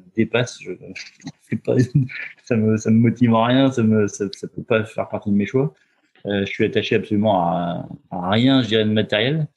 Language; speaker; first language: French; native; French